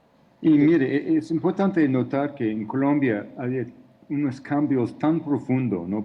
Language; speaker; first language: Spanish; non-native, fluent; English